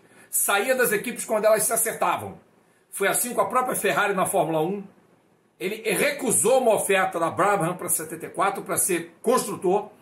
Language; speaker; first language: Portuguese; native; Portuguese